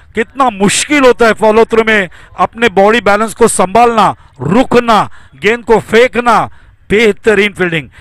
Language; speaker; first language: Hindi; non-native, local second language; Marathi